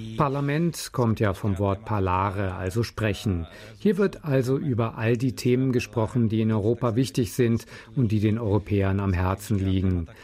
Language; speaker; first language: German; non-native, fluent; Czech